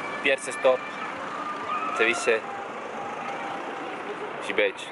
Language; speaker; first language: Polish; non-native, learner; Spanish